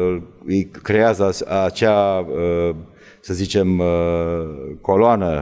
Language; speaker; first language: Romanian; native; Romanian